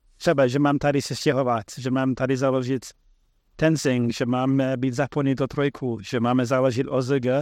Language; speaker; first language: Czech; non-native, fluent; English